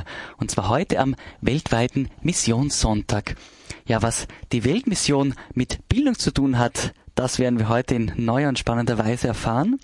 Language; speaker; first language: German; native; German